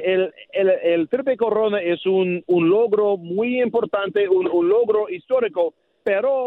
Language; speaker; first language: Spanish; non-native, learner; English